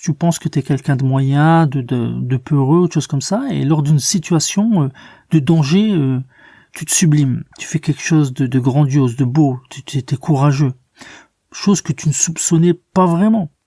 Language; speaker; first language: French; native; French